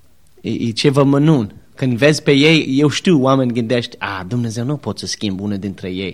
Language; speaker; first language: Romanian; non-native, learner; English